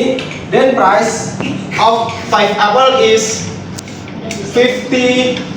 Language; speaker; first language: English; non-native, learner; Indonesian